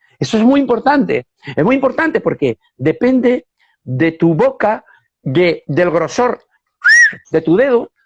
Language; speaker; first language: Spanish; native; Spanish